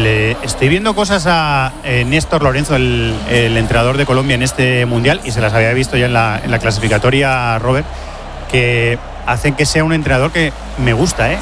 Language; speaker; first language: Spanish; native; Spanish